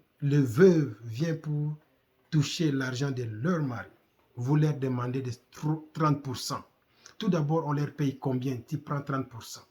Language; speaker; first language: French; non-native, local second language; Lingala